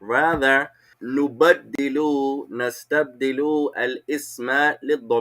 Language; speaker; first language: Arabic; non-native, fluent; English